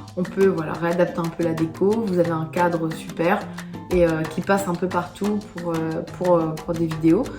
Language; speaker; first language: French; non-native, local second language; Morisyen